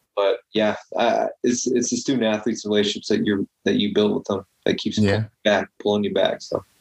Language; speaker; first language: English; native; English